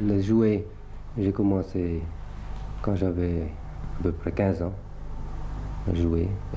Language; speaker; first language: French; early bilingual, other home language; Thai